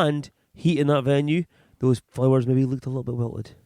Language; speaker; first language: English; native; English